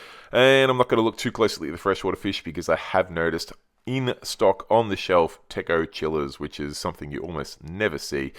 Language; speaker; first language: English; native; English